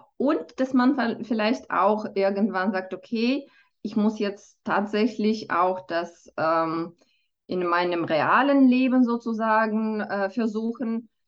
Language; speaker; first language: German; non-native, fluent; Romanian